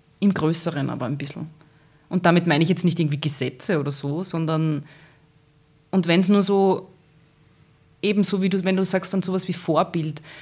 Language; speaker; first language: German; native; German